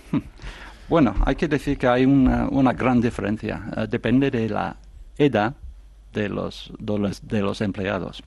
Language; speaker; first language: Spanish; non-native, fluent; English